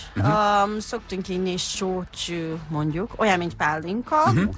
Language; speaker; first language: Hungarian; non-native, fluent; Japanese